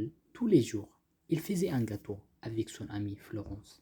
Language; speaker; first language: French; non-native, fluent; Tigrinya